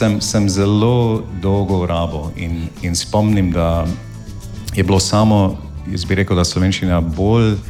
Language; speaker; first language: Slovenian; non-native, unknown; English